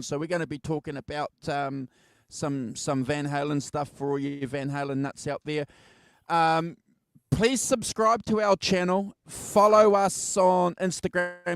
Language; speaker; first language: English; native; English